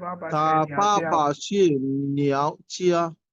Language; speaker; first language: Chinese; non-native, learner; Bangla